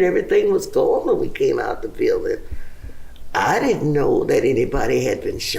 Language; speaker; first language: English; native; English